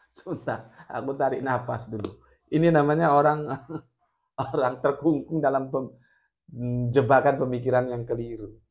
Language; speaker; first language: Indonesian; non-native, local second language; Javanese